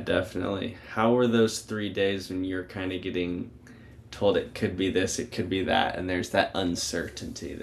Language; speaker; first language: English; native; English